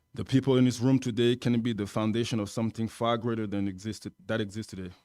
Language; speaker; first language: English; non-native, fluent; French